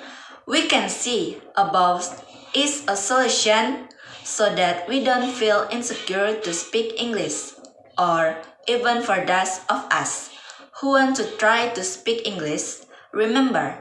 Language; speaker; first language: English; non-native, learner; Indonesian